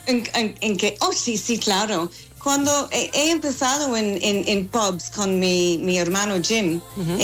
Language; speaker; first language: Spanish; non-native, fluent; English